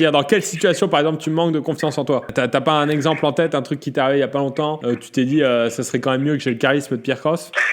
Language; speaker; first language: French; native; French